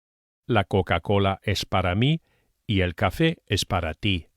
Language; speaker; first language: Spanish; non-native, fluent; English